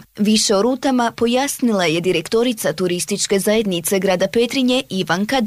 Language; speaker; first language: Serbian; native; Serbian